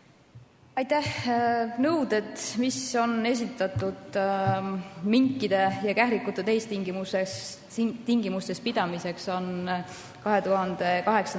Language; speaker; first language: Estonian; native; Estonian